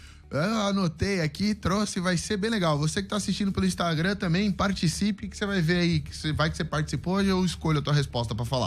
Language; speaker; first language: Portuguese; native; Portuguese